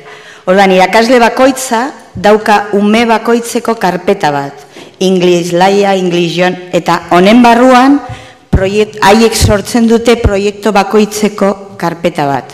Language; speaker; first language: Basque; native; Basque